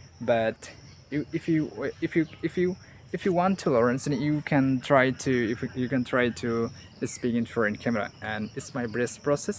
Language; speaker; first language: English; non-native, learner; Bangla